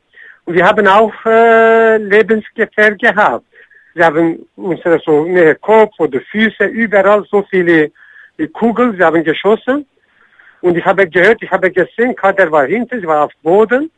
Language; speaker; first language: German; non-native, learner; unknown